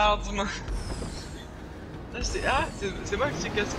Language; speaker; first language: French; native; French